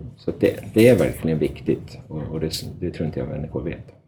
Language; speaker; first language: Swedish; native; Swedish